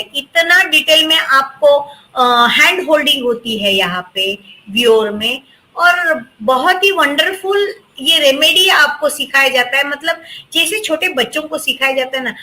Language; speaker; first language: Hindi; non-native, local second language; Marathi